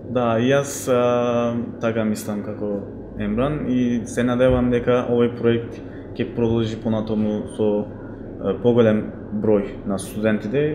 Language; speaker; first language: Macedonian; non-native, fluent; Turkish